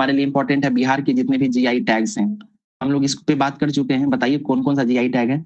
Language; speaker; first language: Hindi; native; Hindi